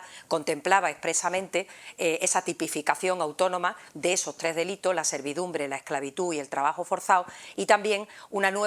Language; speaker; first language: Spanish; native; Spanish